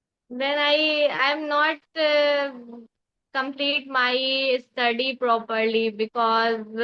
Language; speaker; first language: English; non-native, learner; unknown